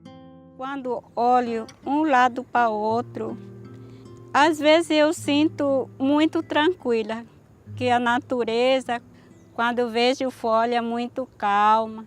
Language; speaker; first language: Portuguese; non-native, local second language; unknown